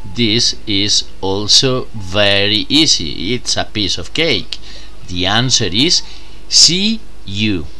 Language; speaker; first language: English; non-native, fluent; Spanish